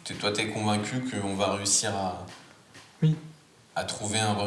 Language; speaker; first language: French; native; French